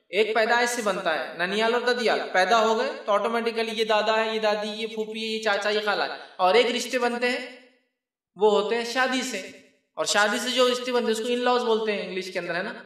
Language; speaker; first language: Urdu; native; Urdu